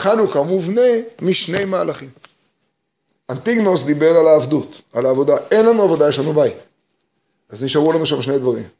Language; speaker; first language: Hebrew; native; Hebrew